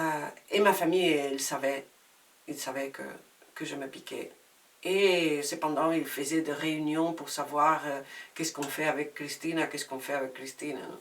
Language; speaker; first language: French; non-native, fluent; Spanish